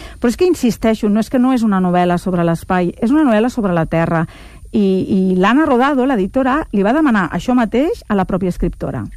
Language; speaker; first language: Catalan; native; Catalan